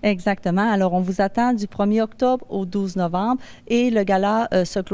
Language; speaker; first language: French; native; French